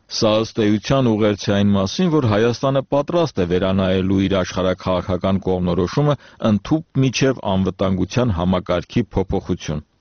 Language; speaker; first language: Armenian; native; Armenian